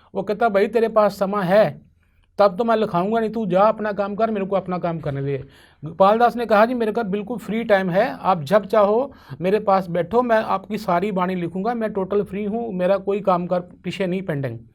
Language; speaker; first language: Hindi; non-native, local second language; Punjabi